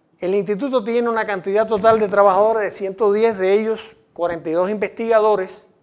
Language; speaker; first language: Spanish; native; Spanish